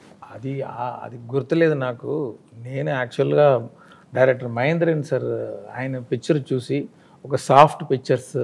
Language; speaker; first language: Telugu; non-native, fluent; Tamil